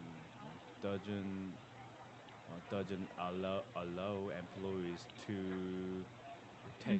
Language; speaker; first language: English; non-native, learner; Korean